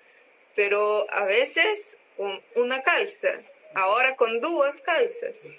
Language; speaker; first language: Spanish; non-native, learner; Portuguese